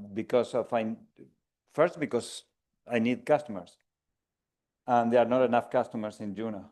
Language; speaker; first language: English; non-native, fluent; Spanish